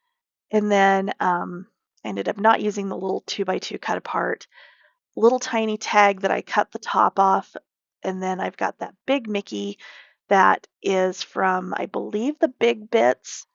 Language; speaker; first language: English; native; English